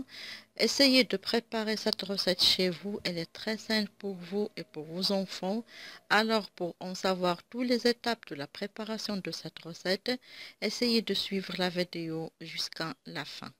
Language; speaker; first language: French; non-native, local second language; Arabic